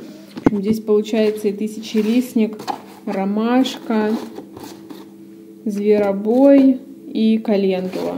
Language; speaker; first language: Russian; native; Russian